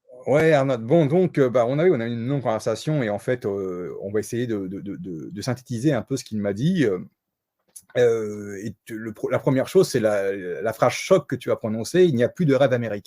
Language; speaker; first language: French; native; French